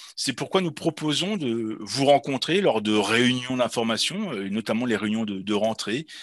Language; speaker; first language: French; native; French